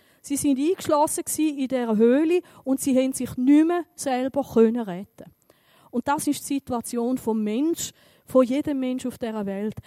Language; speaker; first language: German; native; German